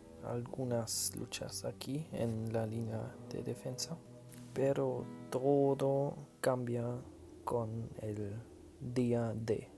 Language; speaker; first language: Spanish; non-native, learner; German